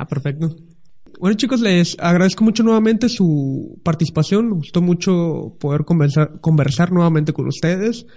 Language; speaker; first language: Spanish; native; Spanish